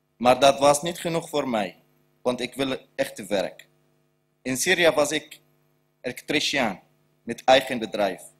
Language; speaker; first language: Dutch; non-native, learner; Arabic